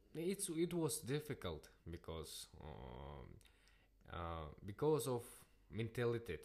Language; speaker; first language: English; non-native, learner; Russian